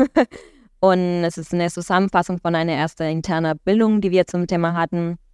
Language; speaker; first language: German; non-native, fluent; Spanish